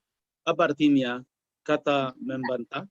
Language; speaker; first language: Indonesian; non-native, learner; Arabic